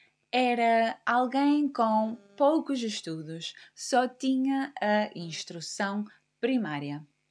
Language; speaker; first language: Portuguese; native; Portuguese